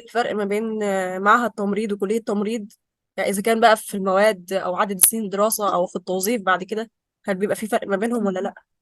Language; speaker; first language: Arabic; native; Arabic